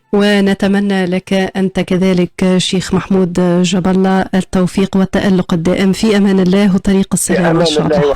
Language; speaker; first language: Arabic; native; Arabic